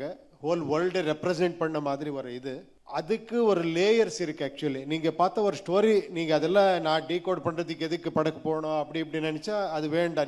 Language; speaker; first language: Tamil; non-native, learner; Kannada